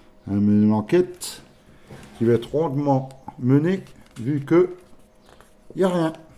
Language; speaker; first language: French; native; French